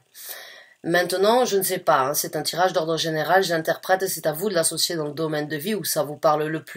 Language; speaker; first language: French; native; French